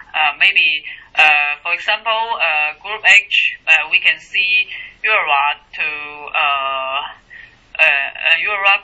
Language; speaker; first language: English; non-native, learner; Chinese